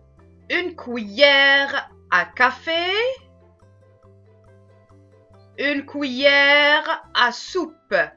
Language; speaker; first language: French; non-native, local second language; Arabic